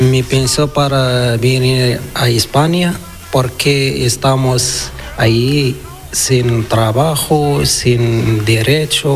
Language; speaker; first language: Spanish; non-native, learner; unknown